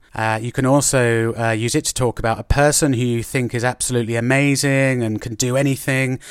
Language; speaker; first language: English; native; English